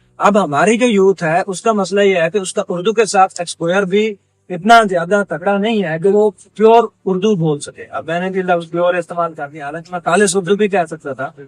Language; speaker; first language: Urdu; non-native, local second language; Punjabi